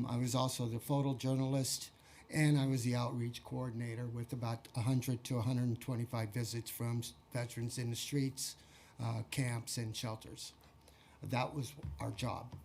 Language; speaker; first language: English; native; English